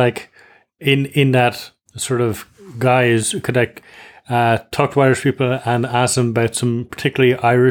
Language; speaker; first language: English; native; English